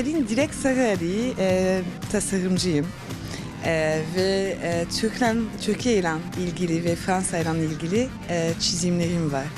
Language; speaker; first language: Turkish; early bilingual, heritage; Turkish